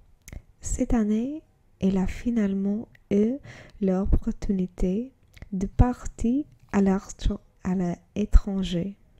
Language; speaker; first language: French; non-native, learner; English